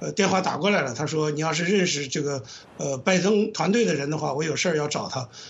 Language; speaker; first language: Chinese; native; Chinese